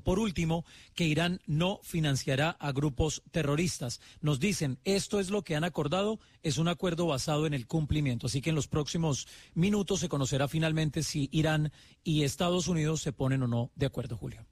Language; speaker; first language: Spanish; native; Spanish